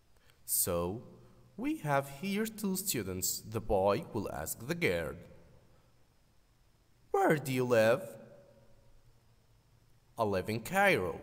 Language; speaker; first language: English; non-native, fluent; Arabic